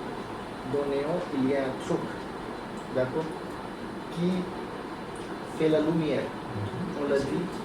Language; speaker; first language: French; non-native, learner; Hindi